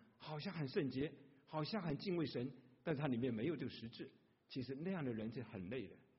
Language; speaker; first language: Chinese; non-native, local second language; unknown